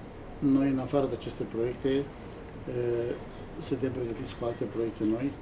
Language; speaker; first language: Italian; non-native, learner; Romanian